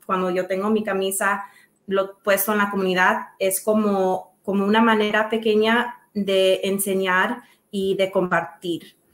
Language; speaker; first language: Spanish; early bilingual, other home language; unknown